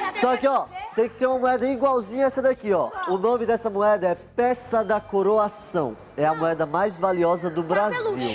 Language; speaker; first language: Portuguese; native; Portuguese